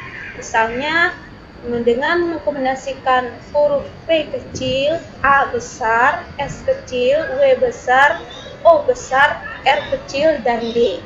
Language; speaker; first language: Indonesian; native; Indonesian